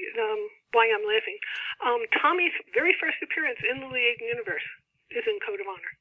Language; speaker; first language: English; native; English